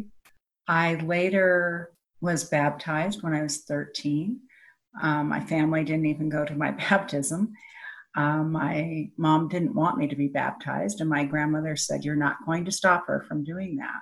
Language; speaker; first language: English; native; English